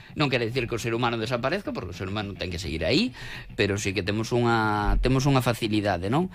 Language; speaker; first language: Galician; non-native, local second language; Spanish